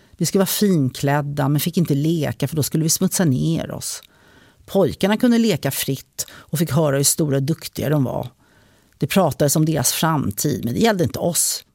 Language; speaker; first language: Swedish; early bilingual, other home language; French